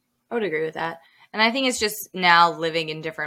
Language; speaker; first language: English; native; English